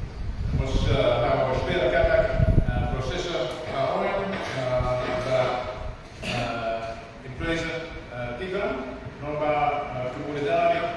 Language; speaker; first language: Portuguese; non-native, local second language; Tetum